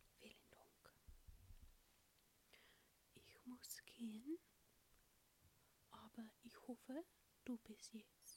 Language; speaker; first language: German; non-native, learner; English